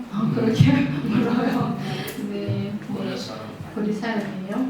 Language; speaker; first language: Korean; early bilingual, heritage; Russian